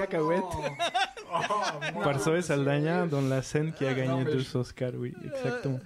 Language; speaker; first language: French; non-native, fluent; Spanish